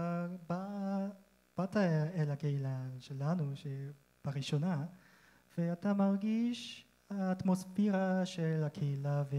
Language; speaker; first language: Hebrew; non-native, learner; Korean